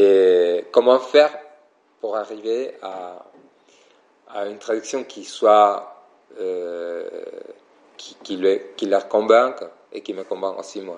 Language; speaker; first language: French; non-native, fluent; Spanish